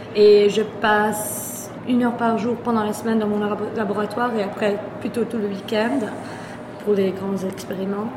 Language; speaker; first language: French; early bilingual, other home language; German